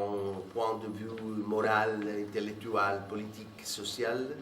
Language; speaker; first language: French; non-native, fluent; Italian